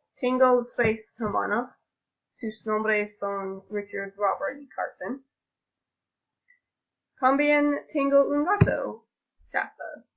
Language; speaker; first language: Spanish; non-native, learner; English